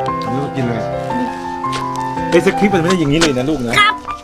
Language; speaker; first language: Thai; native; Thai